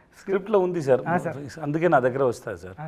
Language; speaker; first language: Telugu; non-native, learner; Tamil